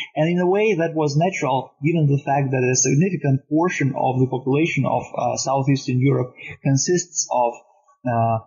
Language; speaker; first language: English; non-native, fluent; Romanian